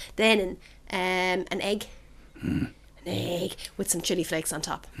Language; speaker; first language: English; native; English